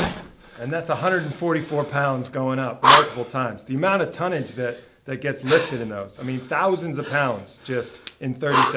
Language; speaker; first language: English; native; English